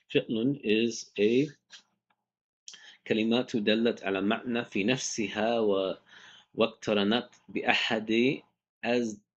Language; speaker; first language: Arabic; non-native, fluent; English